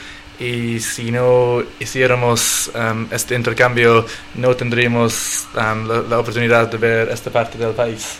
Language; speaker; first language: Spanish; non-native, fluent; English